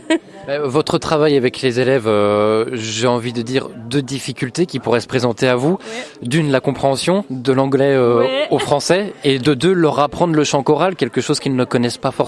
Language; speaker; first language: French; native; French